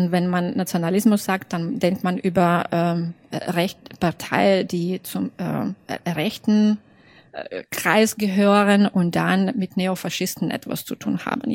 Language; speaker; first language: German; non-native, fluent; Russian